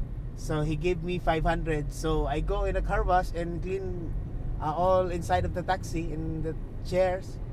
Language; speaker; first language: English; non-native, learner; Cebuano